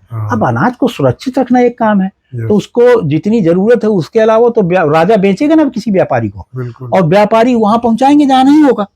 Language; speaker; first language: Hindi; native; Hindi